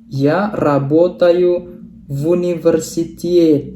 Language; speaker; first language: Russian; non-native, fluent; Indonesian